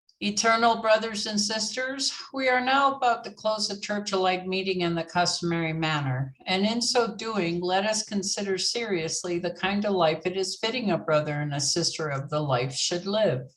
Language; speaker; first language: English; native; English